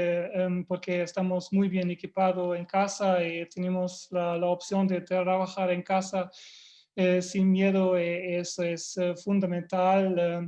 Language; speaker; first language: Spanish; non-native, fluent; German